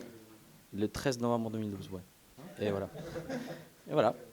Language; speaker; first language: French; non-native, fluent; Spanish